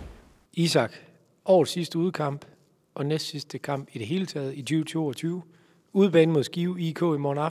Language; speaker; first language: Danish; native; Danish